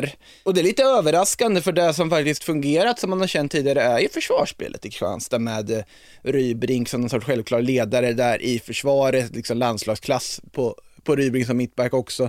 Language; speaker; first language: Swedish; native; Swedish